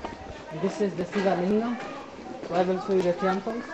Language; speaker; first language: English; non-native, local second language; Hindi